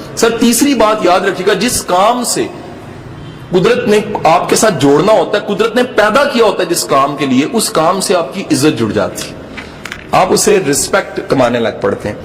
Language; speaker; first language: Urdu; non-native, local second language; Punjabi